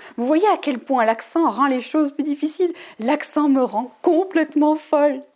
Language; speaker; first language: French; native; French